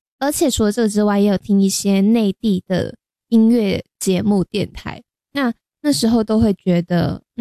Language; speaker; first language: Chinese; non-native, local second language; Cantonese